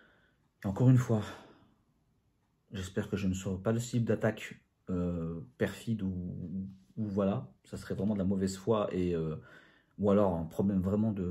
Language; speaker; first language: French; native; French